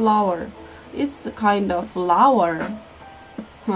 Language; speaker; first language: English; non-native, learner; Korean